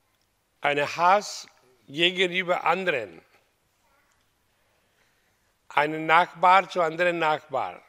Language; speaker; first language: German; non-native, fluent; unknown